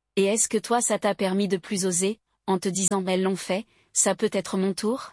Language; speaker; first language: French; native; French